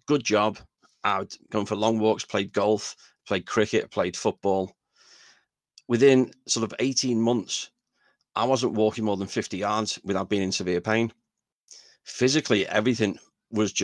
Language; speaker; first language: English; native; English